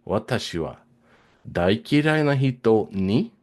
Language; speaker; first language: Japanese; non-native, fluent; English